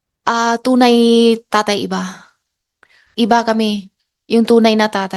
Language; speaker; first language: Filipino; non-native, learner; Chinese